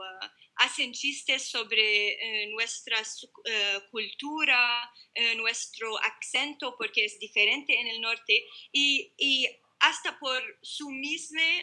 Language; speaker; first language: Spanish; non-native, learner; Arabic